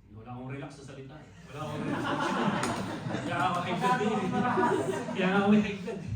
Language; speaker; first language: Filipino; non-native, local second language; Waray